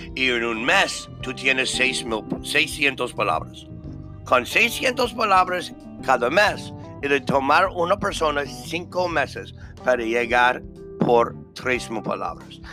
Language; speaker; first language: Spanish; non-native, learner; English